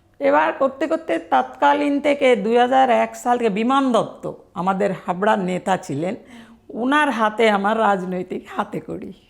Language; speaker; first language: Bangla; non-native, fluent; Telugu